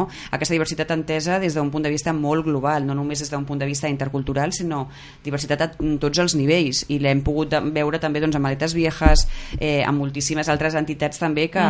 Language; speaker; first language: Catalan; native; Catalan